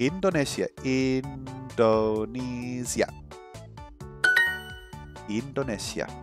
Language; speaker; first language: Japanese; non-native, learner; English